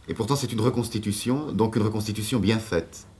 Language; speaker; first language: French; native; French